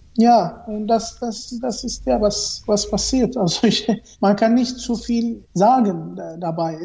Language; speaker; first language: German; non-native, learner; Arabic